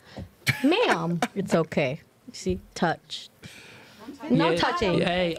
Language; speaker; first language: English; native; English